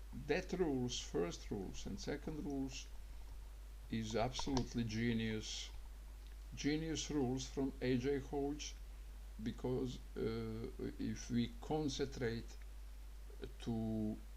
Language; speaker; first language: English; non-native, learner; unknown